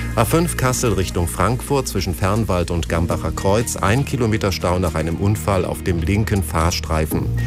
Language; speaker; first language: German; native; German